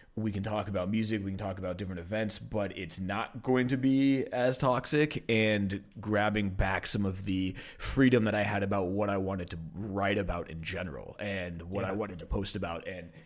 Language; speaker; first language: English; native; English